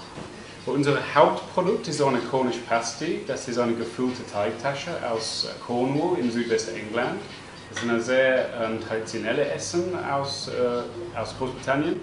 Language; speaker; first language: German; non-native, fluent; English